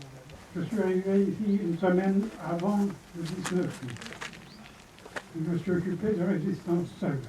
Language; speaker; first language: French; native; French